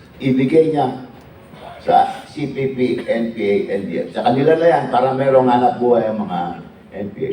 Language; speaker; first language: Filipino; non-native, local second language; Iloko